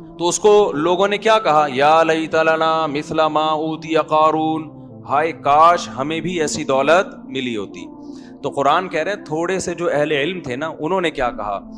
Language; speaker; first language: Urdu; native; Urdu